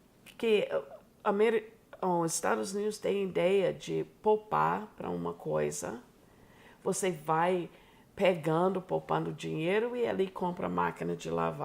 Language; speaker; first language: Portuguese; non-native, fluent; English